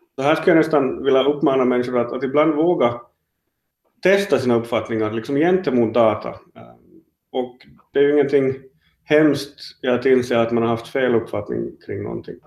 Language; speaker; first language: Swedish; native; Swedish